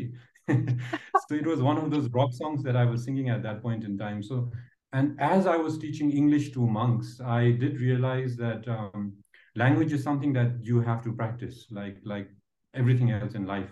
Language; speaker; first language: English; non-native, fluent; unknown